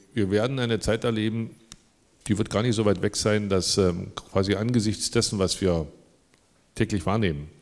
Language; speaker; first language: German; non-native, local second language; Upper Sorbian